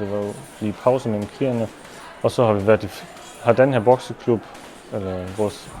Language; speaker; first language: Danish; non-native, local second language; German